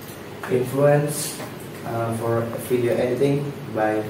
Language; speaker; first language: English; non-native, learner; Indonesian